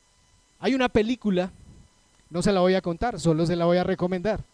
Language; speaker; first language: Spanish; native; Spanish